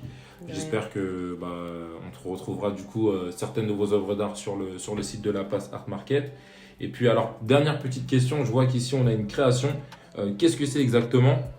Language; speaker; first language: French; native; French